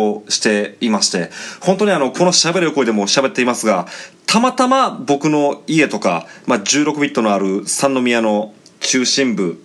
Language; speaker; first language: Japanese; native; Japanese